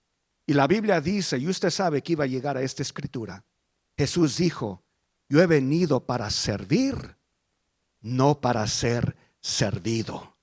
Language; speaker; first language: Spanish; early bilingual, heritage; Spanish